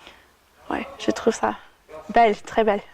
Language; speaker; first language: French; non-native, fluent; English